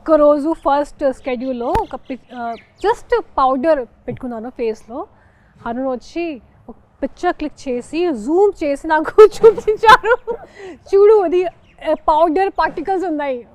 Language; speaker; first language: Telugu; non-native, local second language; Hindi